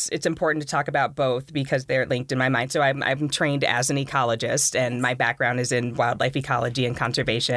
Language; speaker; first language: English; native; English